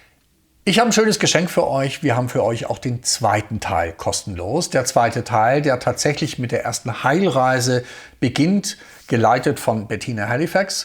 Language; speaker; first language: German; native; German